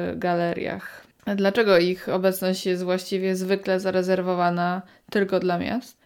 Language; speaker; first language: Polish; native; Polish